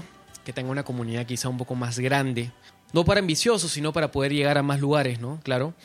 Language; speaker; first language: Spanish; native; Spanish